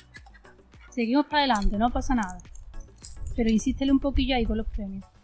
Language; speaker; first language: Spanish; native; Spanish